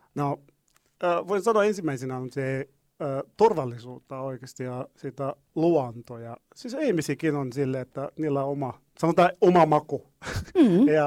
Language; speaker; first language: Finnish; non-native, learner; Arabic